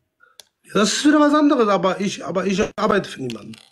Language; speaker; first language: German; non-native, fluent; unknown